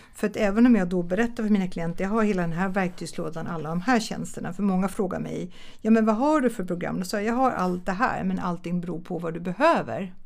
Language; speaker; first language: Swedish; early bilingual, other home language; German